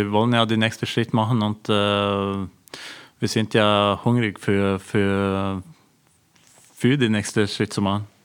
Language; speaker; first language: German; non-native, fluent; Norwegian